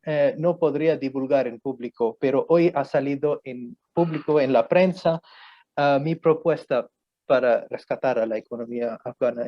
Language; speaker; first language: Spanish; non-native, fluent; Punjabi